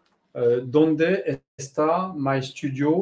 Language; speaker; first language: Spanish; non-native, learner; French